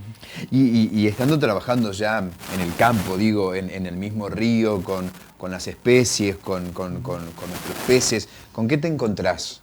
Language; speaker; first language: Spanish; native; Spanish